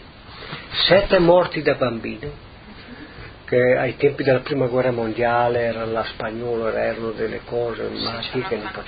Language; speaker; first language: Italian; native; Italian